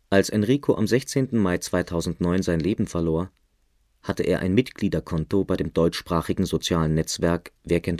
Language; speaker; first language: German; native; German